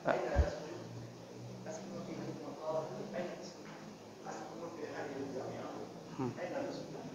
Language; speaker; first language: Arabic; non-native, learner; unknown